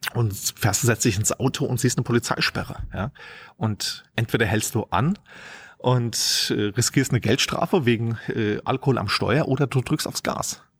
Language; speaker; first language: German; native; German